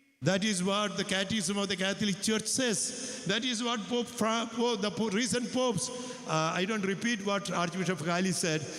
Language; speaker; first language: English; non-native, local second language; Malayalam